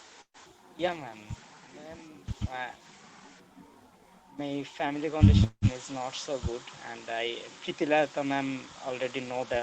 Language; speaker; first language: English; non-native, learner; Bangla